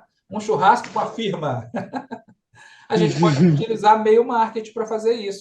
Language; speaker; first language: Portuguese; native; Portuguese